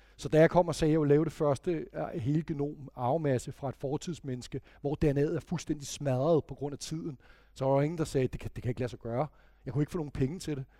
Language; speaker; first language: Danish; native; Danish